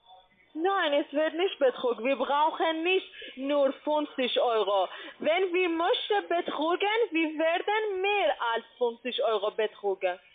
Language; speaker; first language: German; non-native, learner; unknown